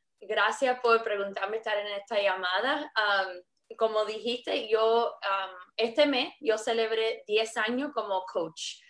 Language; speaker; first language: Spanish; early bilingual, heritage; English